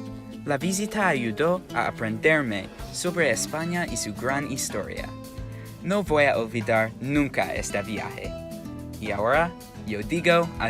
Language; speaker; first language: Spanish; non-native, learner; English